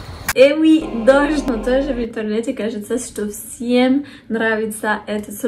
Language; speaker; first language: Russian; non-native, fluent; French